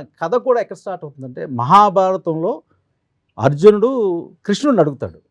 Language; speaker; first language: Telugu; native; Telugu